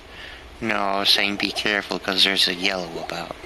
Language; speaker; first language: English; native; English